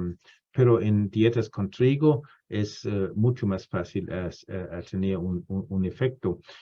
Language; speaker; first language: Spanish; non-native, fluent; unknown